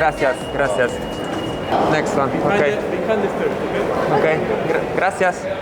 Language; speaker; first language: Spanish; non-native, learner; Polish